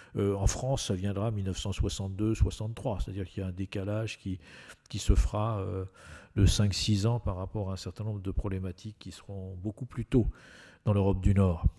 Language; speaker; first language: French; native; French